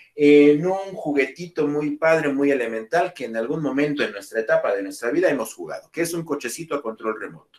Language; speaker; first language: Spanish; native; Spanish